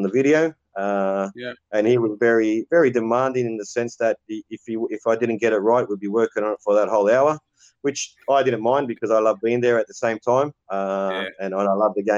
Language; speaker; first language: English; native; English